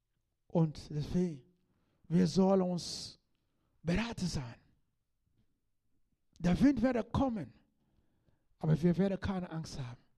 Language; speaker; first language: German; non-native, learner; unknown